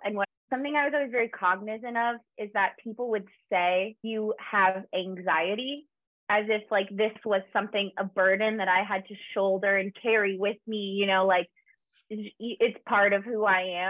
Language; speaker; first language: English; native; English